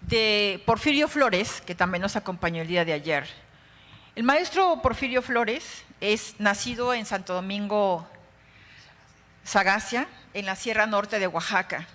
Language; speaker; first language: Spanish; native; Spanish